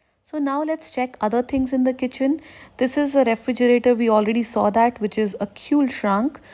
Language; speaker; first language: English; non-native, local second language; Hindi